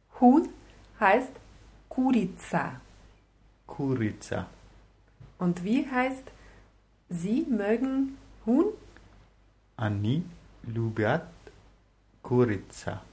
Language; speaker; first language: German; non-native, fluent; Russian